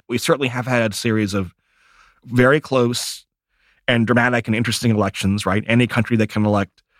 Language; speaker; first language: English; native; English